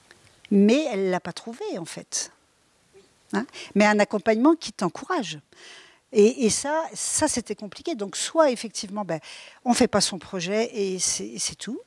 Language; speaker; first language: French; native; French